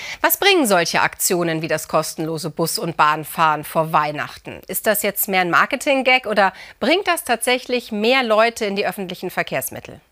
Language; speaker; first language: German; native; German